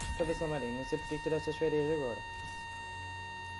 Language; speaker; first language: Portuguese; native; Portuguese